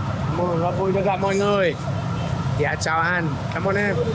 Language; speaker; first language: Vietnamese; non-native, fluent; English